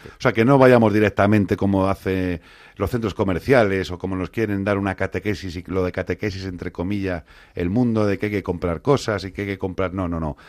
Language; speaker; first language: Spanish; native; Spanish